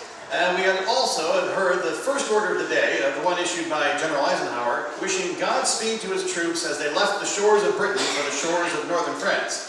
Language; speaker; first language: English; native; English